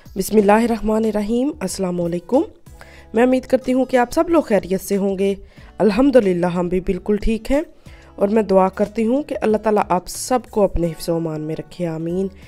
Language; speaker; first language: Urdu; non-native, local second language; Punjabi